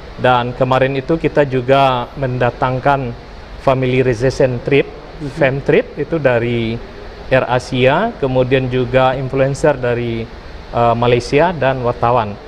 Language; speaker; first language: Indonesian; native; Indonesian